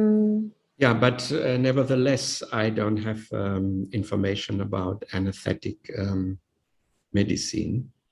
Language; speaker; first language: English; non-native, fluent; Indonesian